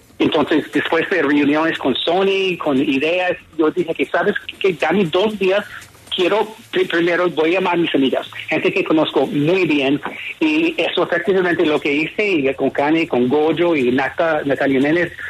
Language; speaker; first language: Spanish; non-native, fluent; English